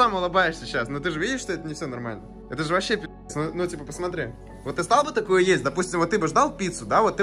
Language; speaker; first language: Russian; native; Russian